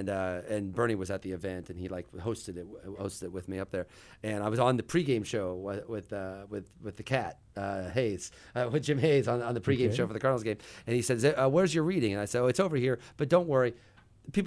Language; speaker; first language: English; native; English